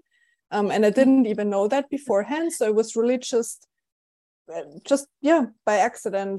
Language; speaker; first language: English; non-native, fluent; German